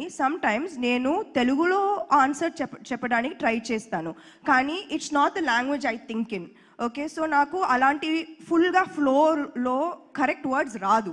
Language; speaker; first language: Telugu; non-native, local second language; English